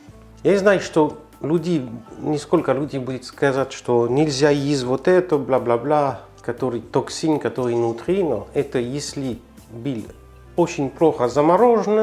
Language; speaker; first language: Russian; non-native, learner; French